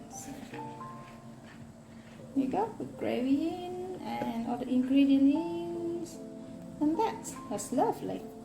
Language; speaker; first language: English; non-native, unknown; Thai